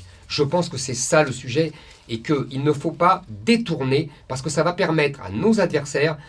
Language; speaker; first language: French; native; French